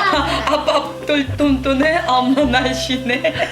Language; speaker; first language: Korean; non-native, learner; Russian